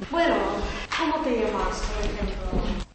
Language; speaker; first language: Spanish; non-native, fluent; Czech